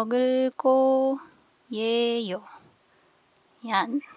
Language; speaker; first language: Korean; non-native, fluent; Filipino